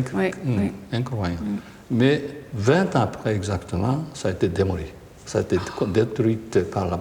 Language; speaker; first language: French; non-native, fluent; Japanese